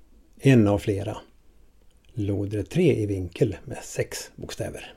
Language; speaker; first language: Swedish; native; Swedish